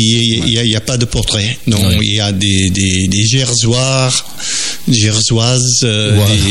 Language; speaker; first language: French; non-native, fluent; English